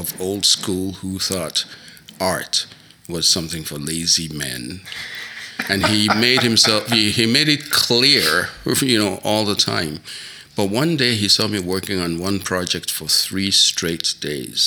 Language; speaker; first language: English; non-native, local second language; Yoruba